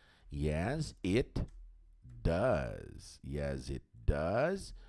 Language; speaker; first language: English; non-native, fluent; Portuguese